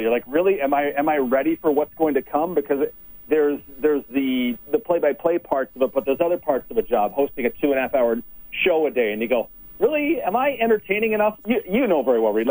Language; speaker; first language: English; native; English